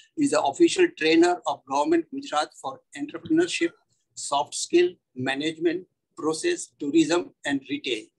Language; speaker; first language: English; non-native, local second language; Gujarati